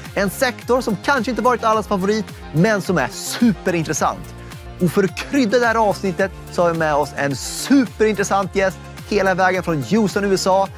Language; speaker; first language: Swedish; native; Swedish